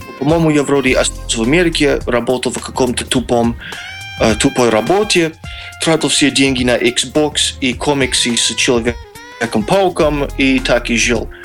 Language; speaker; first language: Russian; non-native, fluent; English